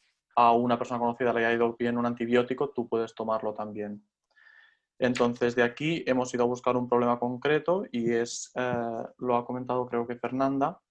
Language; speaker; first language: Spanish; native; Spanish